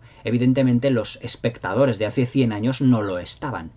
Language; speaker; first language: Spanish; native; Spanish